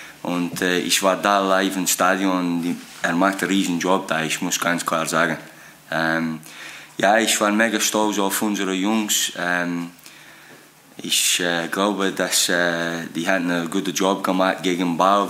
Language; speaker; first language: German; non-native, fluent; English